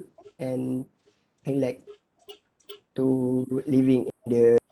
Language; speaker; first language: English; non-native, learner; Malay